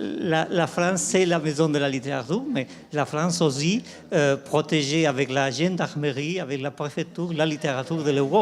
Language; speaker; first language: French; non-native, fluent; Spanish